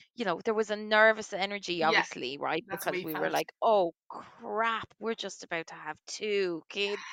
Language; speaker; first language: English; native; English